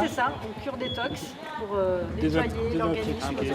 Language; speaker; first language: French; native; French